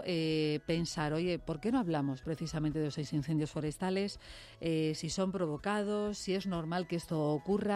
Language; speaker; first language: Spanish; native; Spanish